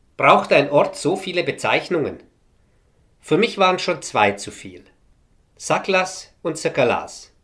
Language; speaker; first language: German; early bilingual, heritage; Romanian